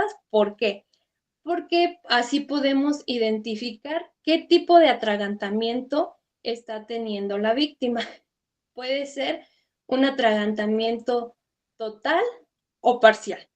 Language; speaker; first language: Spanish; native; Spanish